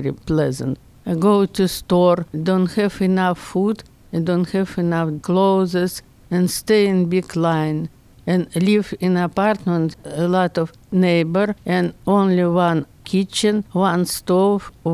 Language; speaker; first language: English; non-native, learner; Russian